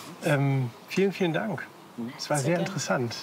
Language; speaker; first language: German; native; German